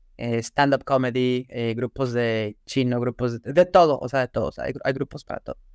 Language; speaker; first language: Spanish; native; Spanish